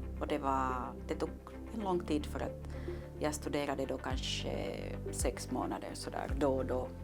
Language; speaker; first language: Swedish; non-native, local second language; Finnish